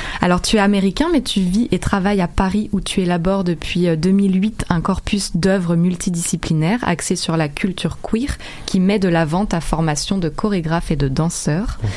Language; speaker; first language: French; native; French